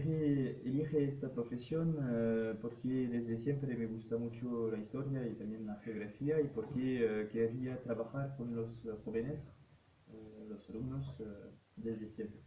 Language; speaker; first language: Spanish; non-native, fluent; French